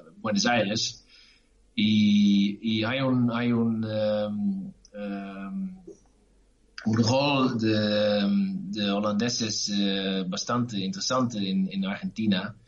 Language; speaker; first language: Spanish; non-native, learner; Dutch